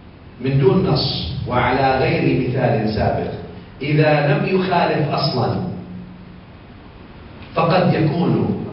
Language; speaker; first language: Arabic; native; Arabic